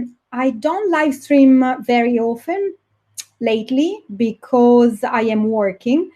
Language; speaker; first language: English; non-native, fluent; Italian